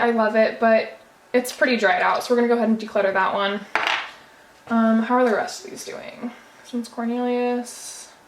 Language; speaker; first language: English; native; English